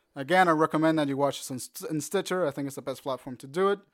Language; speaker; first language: English; non-native, fluent; Spanish